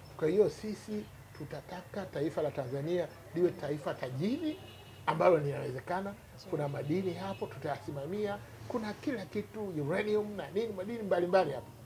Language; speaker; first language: Swahili; native; Swahili